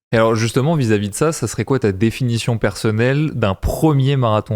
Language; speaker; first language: French; native; French